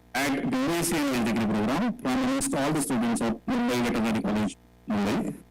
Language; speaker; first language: English; non-native, local second language; Marathi